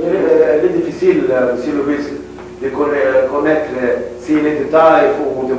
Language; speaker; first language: French; non-native, local second language; Arabic